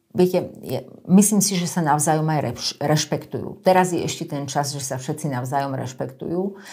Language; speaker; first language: Slovak; native; Slovak